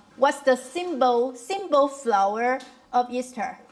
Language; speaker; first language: English; non-native, fluent; Chinese